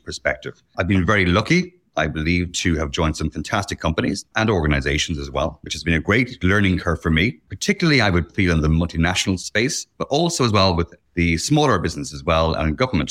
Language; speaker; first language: English; native; English